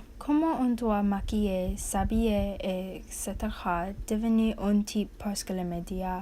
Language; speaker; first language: French; non-native, learner; English